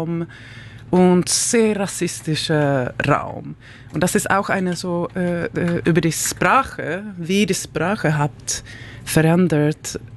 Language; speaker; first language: German; non-native, learner; Swedish